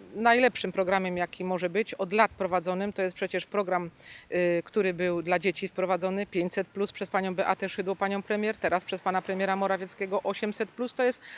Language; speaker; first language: Polish; native; Polish